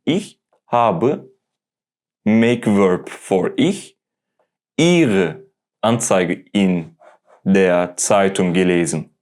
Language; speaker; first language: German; non-native, learner; Turkish